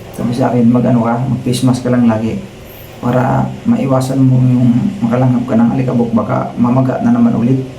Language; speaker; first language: Filipino; non-native, local second language; Cebuano